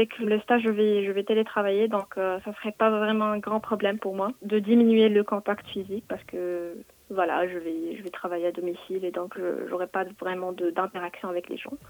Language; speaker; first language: French; non-native, local second language; Arabic